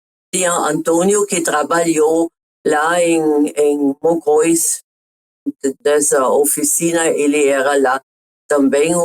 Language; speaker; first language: Portuguese; non-native, fluent; German